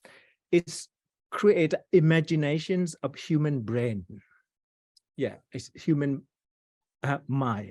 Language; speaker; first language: English; non-native, fluent; Thai